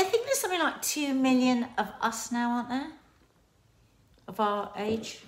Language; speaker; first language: English; native; English